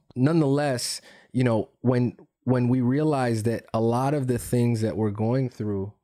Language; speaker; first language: English; early bilingual, other home language; Spanish